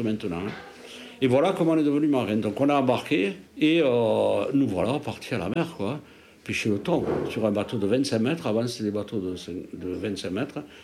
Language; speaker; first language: French; native; French